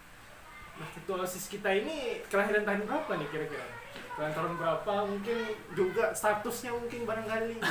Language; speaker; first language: Indonesian; native; Indonesian